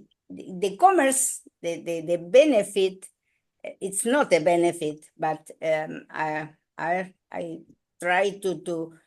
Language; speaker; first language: English; non-native, learner; Spanish